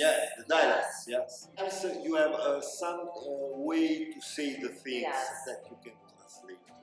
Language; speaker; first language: English; non-native, local second language; Italian